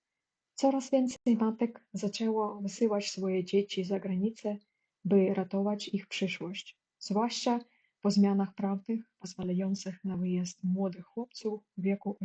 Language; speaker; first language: Polish; non-native, fluent; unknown